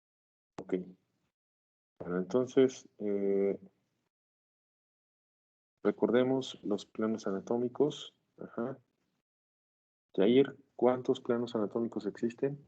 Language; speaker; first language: Spanish; native; Spanish